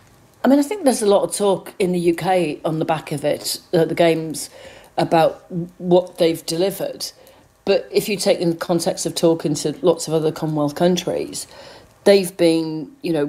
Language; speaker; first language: English; native; English